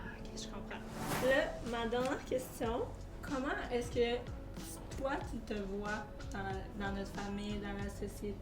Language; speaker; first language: French; native; French